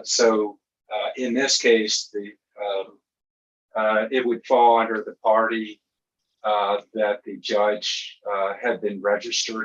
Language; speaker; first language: English; native; English